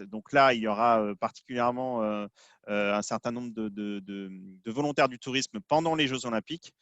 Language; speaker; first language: French; native; French